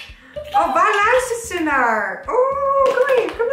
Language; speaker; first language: Dutch; native; Dutch